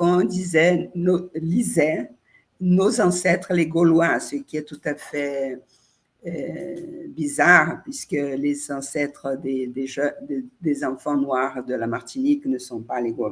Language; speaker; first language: French; non-native, fluent; Portuguese